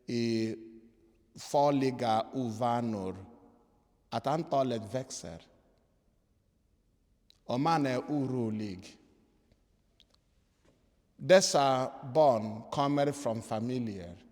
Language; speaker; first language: Swedish; non-native, fluent; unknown